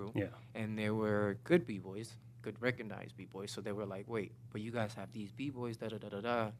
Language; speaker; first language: English; non-native, fluent; Spanish